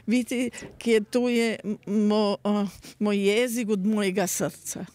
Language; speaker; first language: Slovenian; early bilingual, heritage; Slovenian